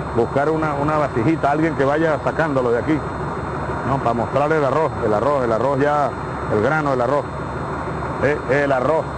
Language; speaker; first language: Spanish; native; Spanish